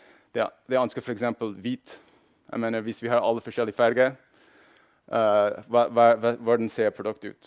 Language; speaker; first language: Norwegian; non-native, fluent; English